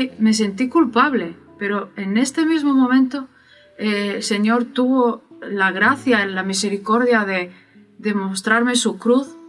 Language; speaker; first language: Spanish; non-native, fluent; Bulgarian